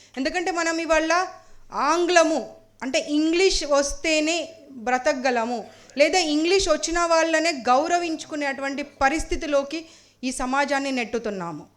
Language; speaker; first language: Telugu; native; Telugu